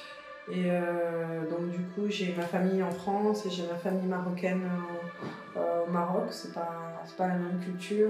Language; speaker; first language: French; early bilingual, other home language; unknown